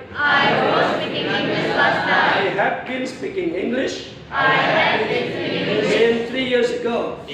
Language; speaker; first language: English; non-native, fluent; Indonesian